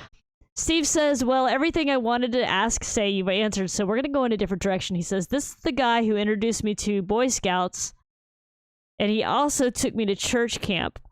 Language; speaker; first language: English; native; English